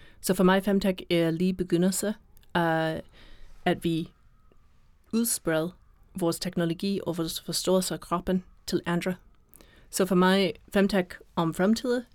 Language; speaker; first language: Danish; non-native, fluent; English